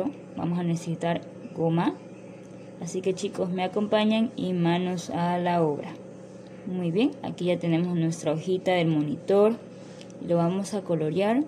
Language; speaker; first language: Spanish; native; Spanish